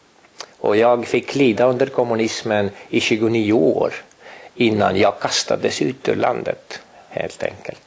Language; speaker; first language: Swedish; non-native, fluent; Estonian